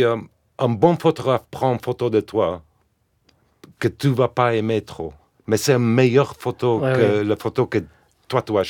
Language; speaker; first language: French; non-native, fluent; English